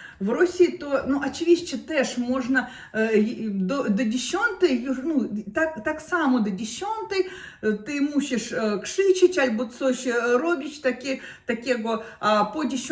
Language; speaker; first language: Polish; non-native, learner; Russian